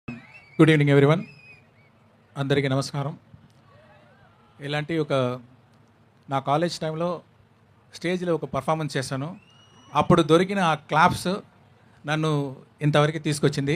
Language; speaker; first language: Telugu; non-native, learner; Tamil